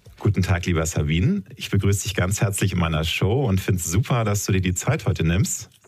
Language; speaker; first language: German; native; German